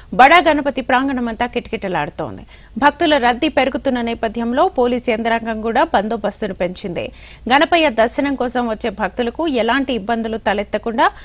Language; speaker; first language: Telugu; native; Telugu